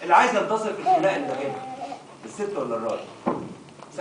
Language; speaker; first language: Arabic; native; Arabic